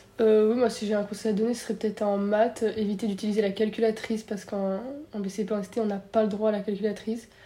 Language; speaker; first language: French; native; French